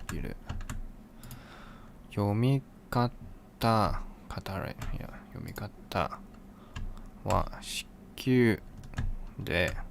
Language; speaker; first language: Japanese; non-native, learner; English